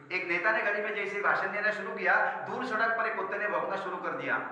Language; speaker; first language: Hindi; non-native, local second language; Marathi